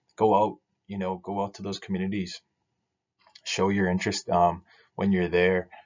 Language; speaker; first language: English; native; English